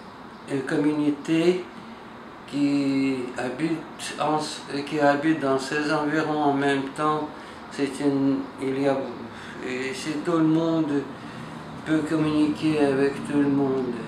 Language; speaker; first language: French; non-native, learner; Russian